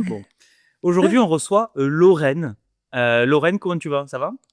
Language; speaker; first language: French; native; French